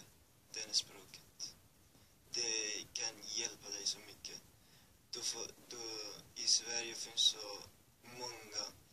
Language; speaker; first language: Swedish; early bilingual, other home language; Persian